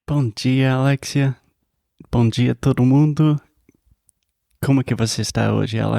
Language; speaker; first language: Portuguese; non-native, fluent; English